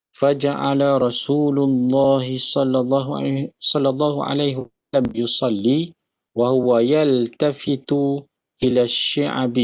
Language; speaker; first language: Arabic; non-native, fluent; Malay